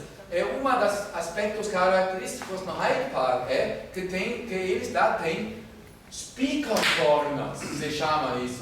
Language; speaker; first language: Portuguese; non-native, fluent; German